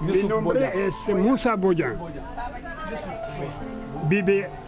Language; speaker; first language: Spanish; non-native, learner; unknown